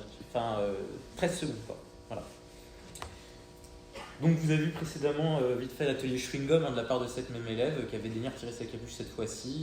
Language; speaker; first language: French; native; French